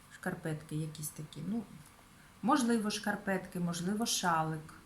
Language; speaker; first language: Ukrainian; non-native, local second language; Russian